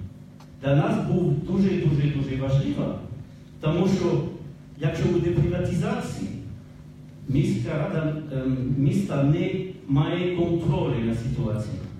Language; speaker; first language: Ukrainian; non-native, learner; French